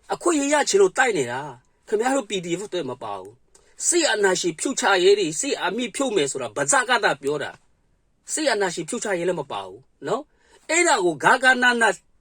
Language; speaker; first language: Burmese; non-native, local second language; Kachin